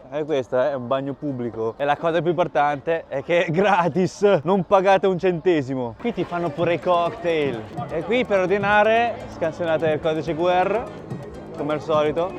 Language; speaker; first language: Italian; early bilingual, other home language; Chinese